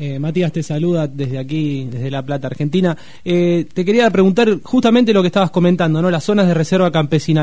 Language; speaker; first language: Spanish; native; Spanish